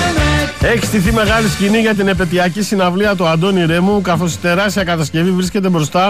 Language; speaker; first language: Greek; native; Greek